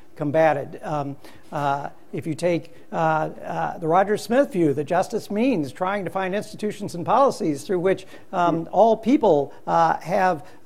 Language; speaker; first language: English; native; English